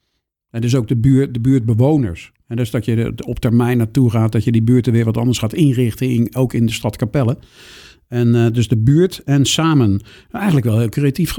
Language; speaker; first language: Dutch; native; Dutch